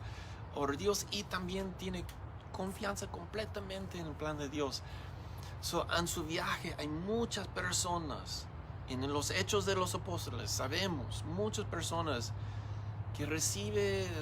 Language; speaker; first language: Spanish; non-native, learner; English